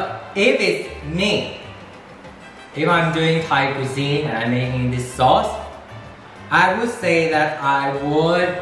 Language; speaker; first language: English; non-native, fluent; Thai